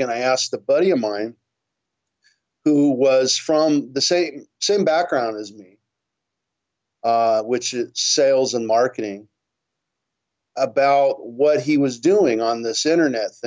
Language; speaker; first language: English; native; English